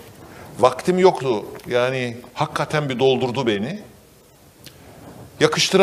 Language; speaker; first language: Turkish; native; Turkish